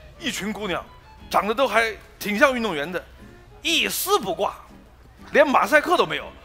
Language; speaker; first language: Chinese; native; Chinese